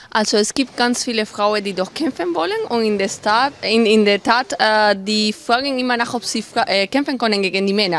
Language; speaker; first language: German; non-native, fluent; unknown